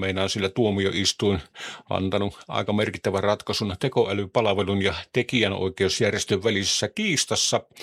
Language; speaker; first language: Finnish; native; Finnish